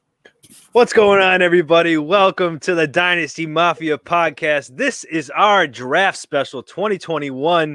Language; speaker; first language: English; native; English